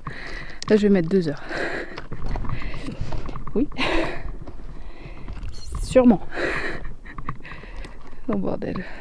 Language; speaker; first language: French; native; French